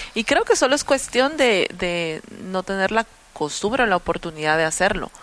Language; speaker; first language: Spanish; native; Spanish